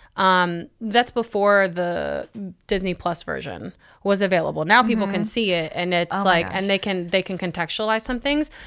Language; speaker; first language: English; early bilingual, other home language; Spanish